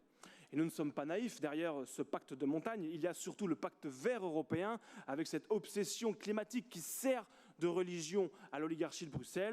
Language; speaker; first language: French; native; French